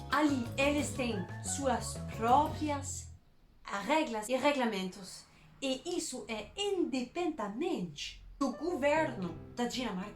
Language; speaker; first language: Portuguese; non-native, learner; Danish